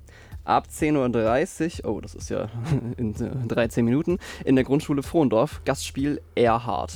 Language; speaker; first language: German; native; German